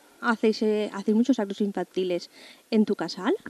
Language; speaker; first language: Spanish; native; Spanish